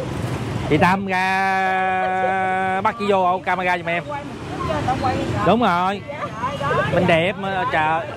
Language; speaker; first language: Vietnamese; native; Vietnamese